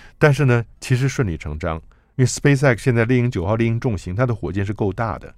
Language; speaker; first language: Chinese; native; Chinese